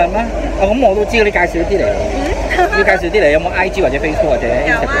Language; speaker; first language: Chinese; non-native, local second language; Cantonese